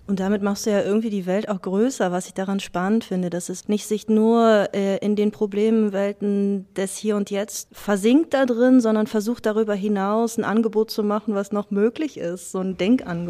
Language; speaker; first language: German; native; German